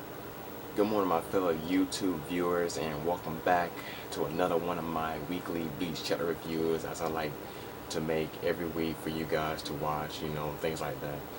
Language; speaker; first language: English; native; English